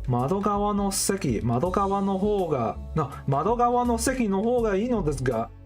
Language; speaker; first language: Japanese; non-native, learner; English